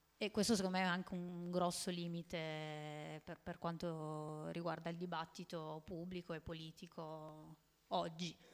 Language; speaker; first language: Italian; native; Italian